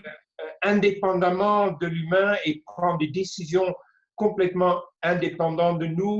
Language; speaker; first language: French; non-native, fluent; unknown